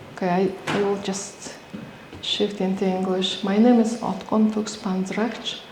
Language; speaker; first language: English; non-native, fluent; Mongolian